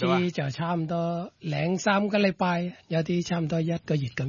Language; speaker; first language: Cantonese; non-native, fluent; Thai